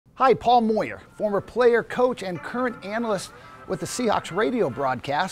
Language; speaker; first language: English; native; English